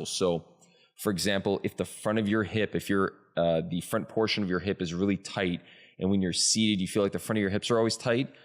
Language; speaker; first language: English; native; English